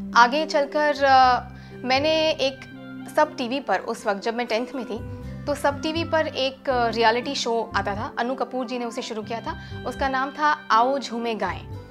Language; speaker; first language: Hindi; non-native, local second language; Gujarati